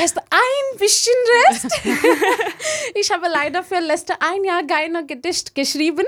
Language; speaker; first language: German; non-native, learner; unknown